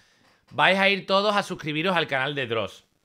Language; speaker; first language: Spanish; native; Spanish